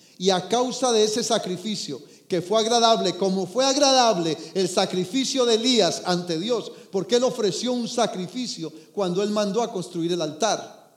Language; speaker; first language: Spanish; native; Spanish